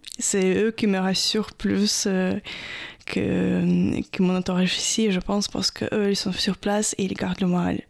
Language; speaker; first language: French; non-native, fluent; Russian